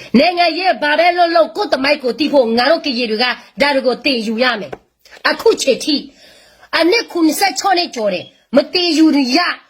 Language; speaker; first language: Burmese; non-native, local second language; S'gaw Karen